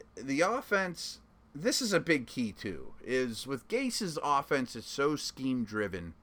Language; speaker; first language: English; native; English